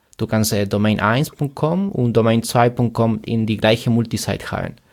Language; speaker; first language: German; non-native, fluent; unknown